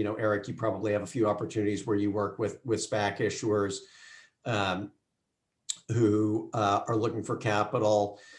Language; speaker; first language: English; native; English